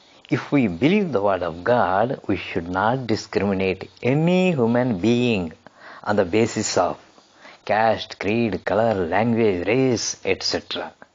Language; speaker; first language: English; non-native, local second language; Telugu